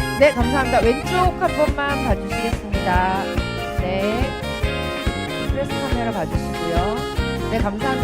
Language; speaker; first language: Korean; native; Korean